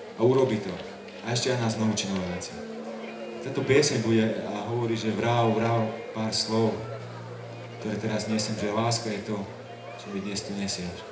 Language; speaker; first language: Slovak; non-native, fluent; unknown